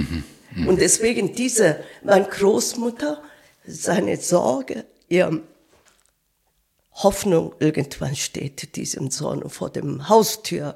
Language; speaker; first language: German; non-native, fluent; Korean